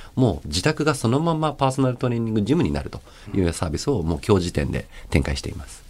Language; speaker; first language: Japanese; early bilingual, other home language; Chinese